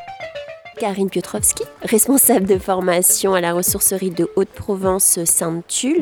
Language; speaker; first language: French; native; French